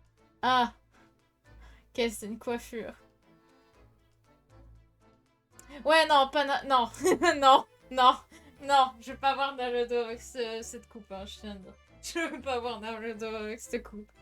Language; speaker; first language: French; native; French